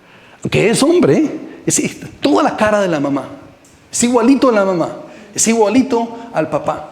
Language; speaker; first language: Spanish; native; Spanish